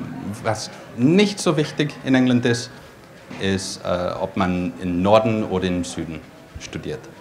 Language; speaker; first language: German; non-native, fluent; English